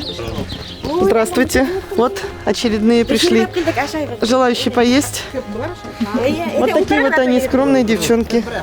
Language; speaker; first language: Russian; native; Russian